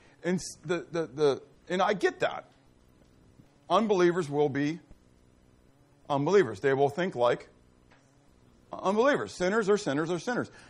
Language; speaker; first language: English; native; English